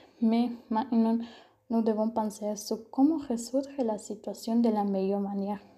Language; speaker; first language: French; non-native, learner; Spanish